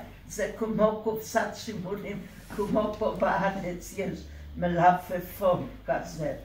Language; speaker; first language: Hebrew; early bilingual, other home language; Hungarian